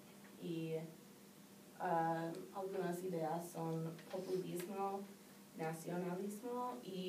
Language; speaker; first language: Spanish; non-native, learner; English